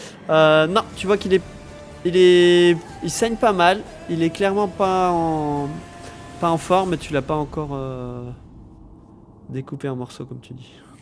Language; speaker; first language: French; native; French